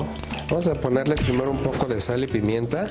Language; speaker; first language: Spanish; native; Spanish